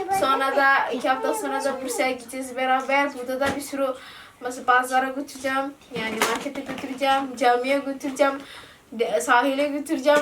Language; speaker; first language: Turkish; non-native, learner; Indonesian